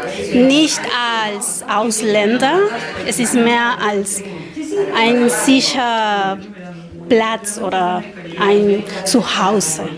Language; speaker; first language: German; non-native, learner; Spanish